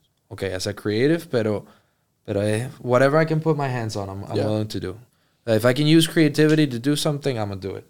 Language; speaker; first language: English; early bilingual, other home language; Spanish